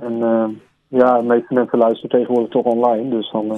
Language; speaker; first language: Dutch; native; Dutch